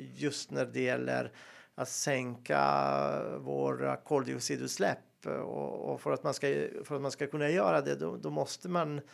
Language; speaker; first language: Swedish; non-native, fluent; Serbian